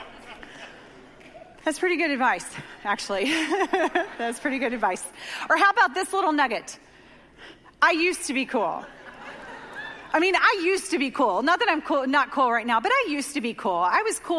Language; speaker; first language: English; native; English